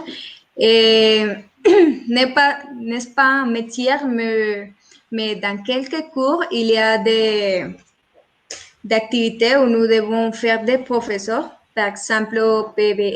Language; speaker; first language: French; non-native, learner; Spanish